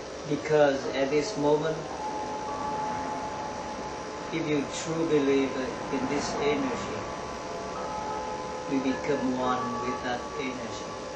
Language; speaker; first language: English; non-native, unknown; Vietnamese